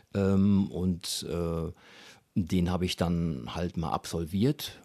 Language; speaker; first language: German; native; German